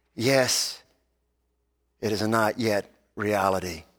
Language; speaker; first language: English; native; English